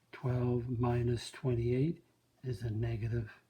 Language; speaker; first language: English; native; English